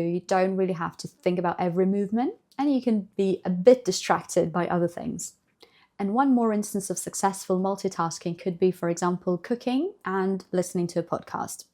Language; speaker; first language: English; non-native, fluent; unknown